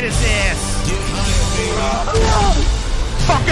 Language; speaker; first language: English; native; English